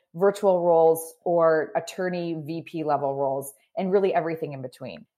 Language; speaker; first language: English; native; English